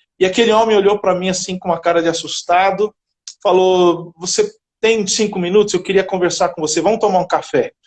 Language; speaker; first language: Portuguese; native; Portuguese